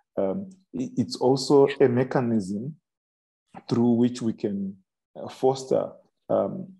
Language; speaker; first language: English; non-native, local second language; Shona